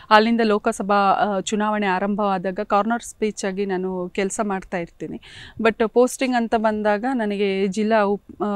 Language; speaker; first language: Kannada; native; Kannada